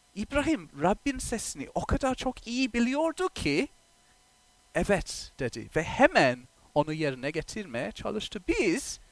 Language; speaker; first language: Turkish; non-native, fluent; English